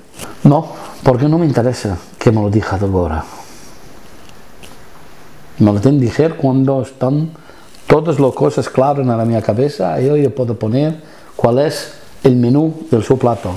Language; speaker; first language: Spanish; non-native, fluent; Italian